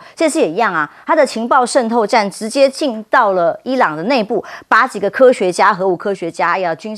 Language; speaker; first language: Chinese; native; Chinese